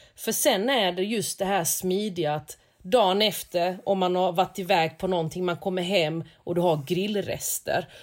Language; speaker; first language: Swedish; native; Swedish